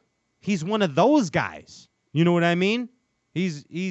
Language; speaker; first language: English; native; English